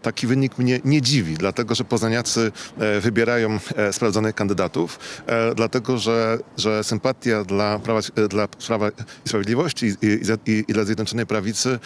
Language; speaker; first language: Polish; native; Polish